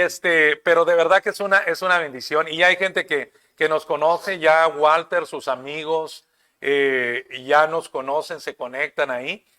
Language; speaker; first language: Spanish; native; Spanish